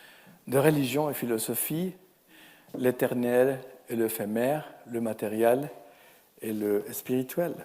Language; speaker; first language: French; non-native, fluent; Spanish